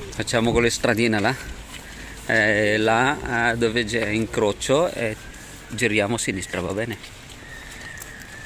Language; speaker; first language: Italian; non-native, fluent; Filipino